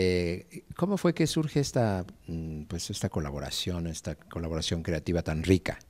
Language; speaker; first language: Spanish; native; Spanish